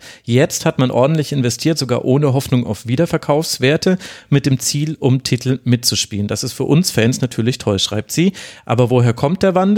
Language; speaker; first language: German; native; German